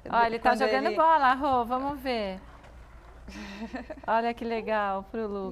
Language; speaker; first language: Portuguese; native; Portuguese